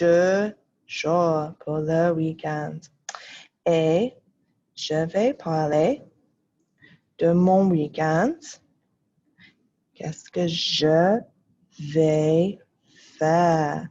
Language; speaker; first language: French; non-native, fluent; English